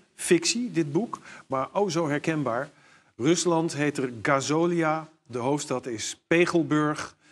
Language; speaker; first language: Dutch; native; Dutch